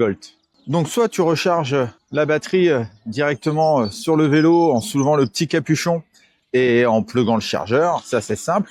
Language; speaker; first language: French; native; French